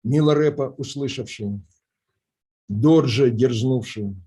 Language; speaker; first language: Russian; native; Russian